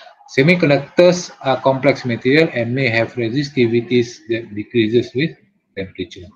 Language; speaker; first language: English; non-native, local second language; Malay